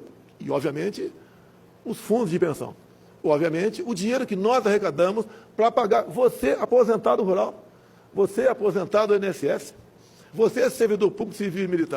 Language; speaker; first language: Portuguese; native; Portuguese